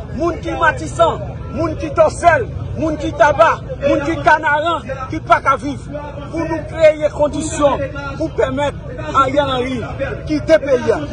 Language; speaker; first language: Haitian Creole; native; Haitian Creole